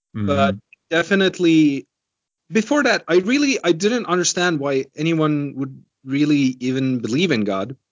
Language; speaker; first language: English; non-native, fluent; Estonian